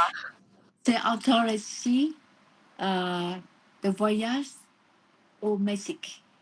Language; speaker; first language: French; non-native, learner; Vietnamese